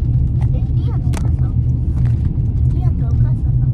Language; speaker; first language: Japanese; early bilingual, other home language; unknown